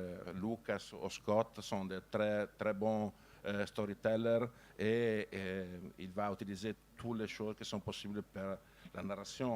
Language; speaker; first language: French; non-native, learner; Italian